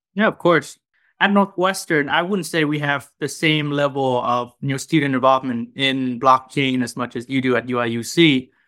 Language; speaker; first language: English; non-native, fluent; Vietnamese